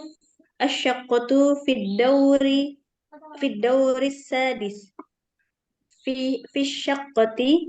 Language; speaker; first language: Arabic; non-native, learner; Indonesian